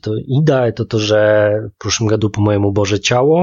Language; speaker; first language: Polish; non-native, learner; Russian